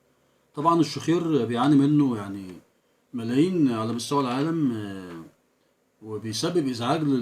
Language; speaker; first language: Arabic; native; Arabic